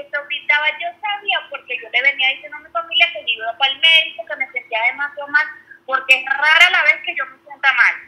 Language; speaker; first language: Spanish; native; Spanish